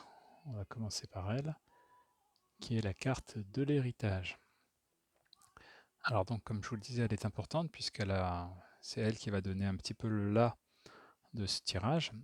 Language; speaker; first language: French; native; French